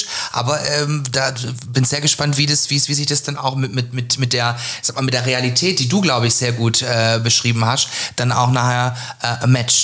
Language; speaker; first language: German; native; German